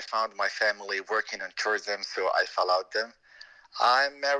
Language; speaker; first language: English; non-native, fluent; Arabic